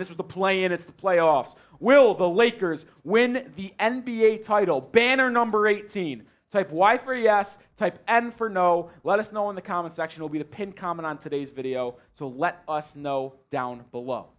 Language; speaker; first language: English; native; English